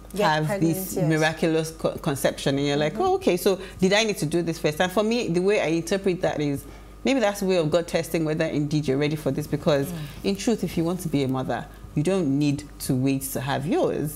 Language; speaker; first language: English; non-native, local second language; Yoruba